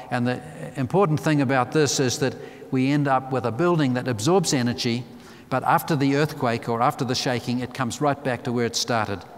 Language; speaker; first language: English; native; English